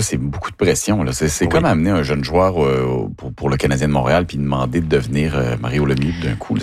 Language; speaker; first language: French; native; French